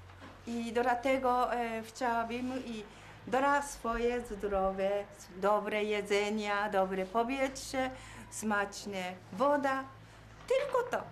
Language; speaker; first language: Polish; non-native, learner; Japanese